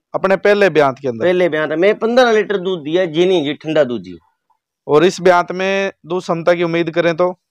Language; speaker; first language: Hindi; native; Hindi